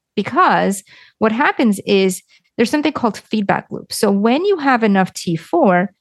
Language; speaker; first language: English; early bilingual, other home language; Lithuanian